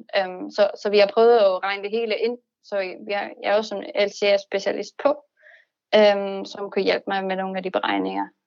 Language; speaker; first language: Danish; non-native, fluent; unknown